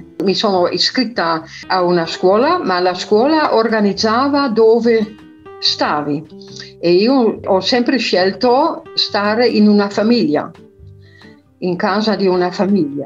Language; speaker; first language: Italian; non-native, fluent; Dutch